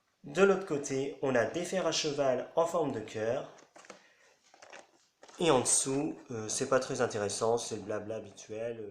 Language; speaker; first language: French; native; French